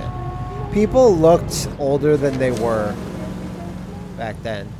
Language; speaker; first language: English; native; English